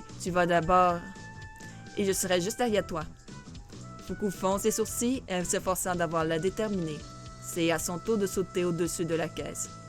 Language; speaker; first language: French; native; French